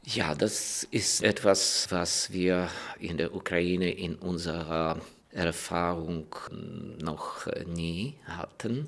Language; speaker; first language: German; non-native, fluent; Ukrainian